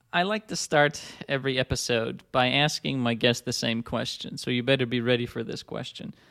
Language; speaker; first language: English; non-native, fluent; Dutch